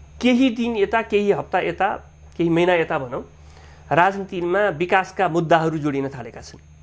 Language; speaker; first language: Nepali; native; Nepali